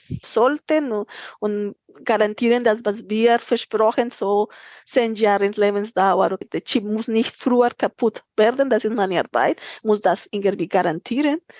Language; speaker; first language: German; non-native, fluent; Spanish